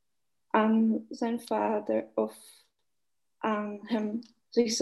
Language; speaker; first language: Dutch; non-native, learner; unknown